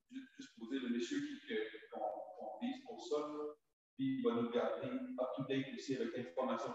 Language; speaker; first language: French; native; French